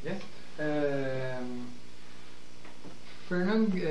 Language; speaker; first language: English; non-native, learner; Portuguese